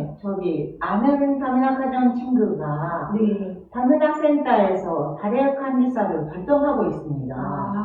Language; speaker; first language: Korean; non-native, fluent; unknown